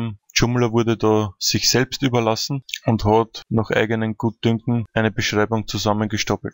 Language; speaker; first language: German; native; German